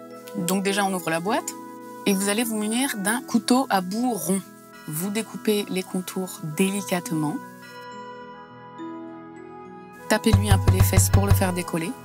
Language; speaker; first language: French; native; French